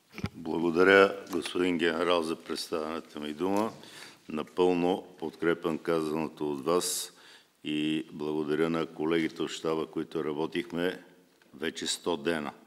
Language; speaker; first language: Bulgarian; native; Bulgarian